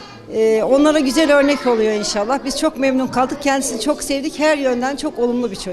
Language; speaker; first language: Turkish; native; Turkish